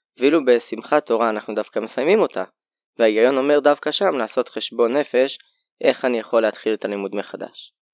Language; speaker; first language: Hebrew; native; Hebrew